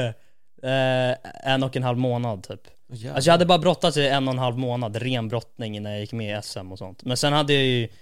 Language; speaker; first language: Swedish; native; Swedish